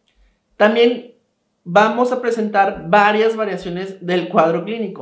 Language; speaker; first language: Spanish; native; Spanish